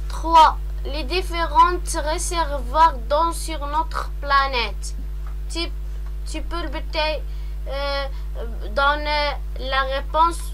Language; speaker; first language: French; non-native, local second language; Arabic